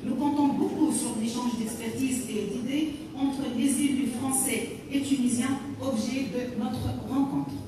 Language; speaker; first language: French; non-native, local second language; Arabic